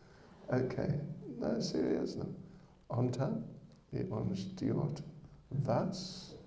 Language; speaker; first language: Russian; non-native, learner; English